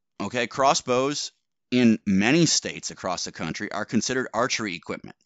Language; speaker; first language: English; native; English